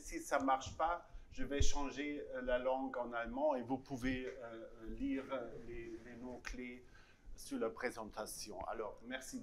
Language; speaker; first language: French; non-native, learner; German